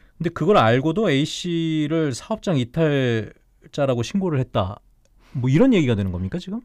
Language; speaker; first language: Korean; native; Korean